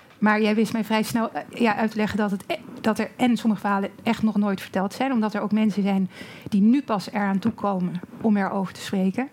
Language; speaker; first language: Dutch; native; Dutch